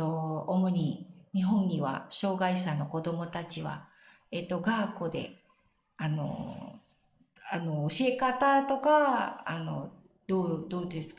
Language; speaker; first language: Japanese; non-native, learner; Indonesian